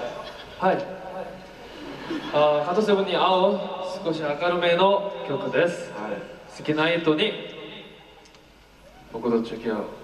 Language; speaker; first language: Japanese; non-native, learner; Korean